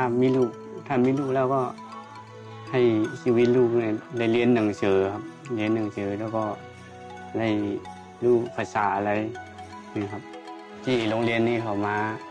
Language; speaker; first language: Thai; non-native, learner; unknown